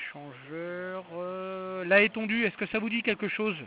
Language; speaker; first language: French; native; French